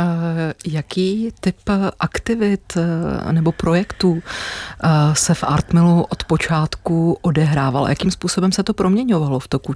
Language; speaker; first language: Czech; native; Czech